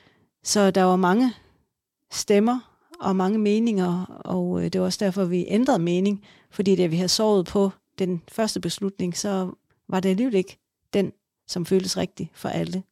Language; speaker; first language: Danish; native; Danish